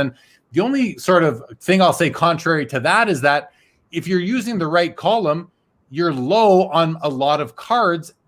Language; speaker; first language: English; native; English